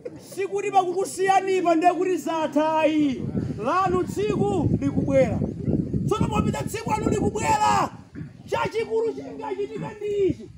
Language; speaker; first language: Nyanja; non-native, local second language; Tumbuka